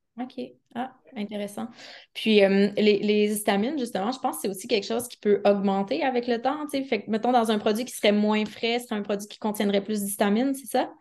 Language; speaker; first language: French; native; French